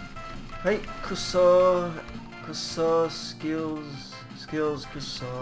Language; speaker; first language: Japanese; non-native, learner; English